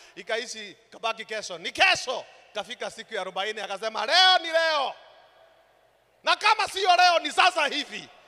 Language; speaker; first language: Swahili; non-native, local second language; Kikuyu